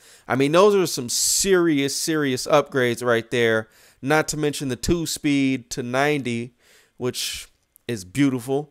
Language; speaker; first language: English; native; English